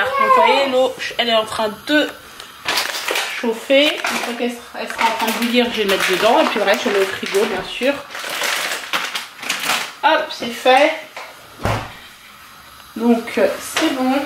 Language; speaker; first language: French; native; French